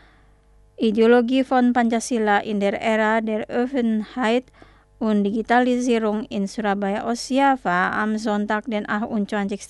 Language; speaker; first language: German; non-native, fluent; Indonesian